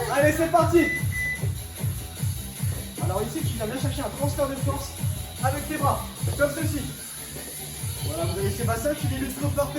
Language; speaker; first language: French; native; French